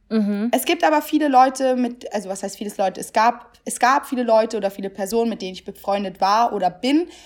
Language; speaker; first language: German; early bilingual, other home language; Italian